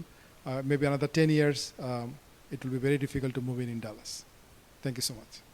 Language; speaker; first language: English; non-native, local second language; Bangla